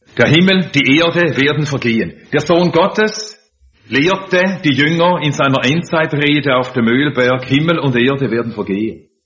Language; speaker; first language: German; native; German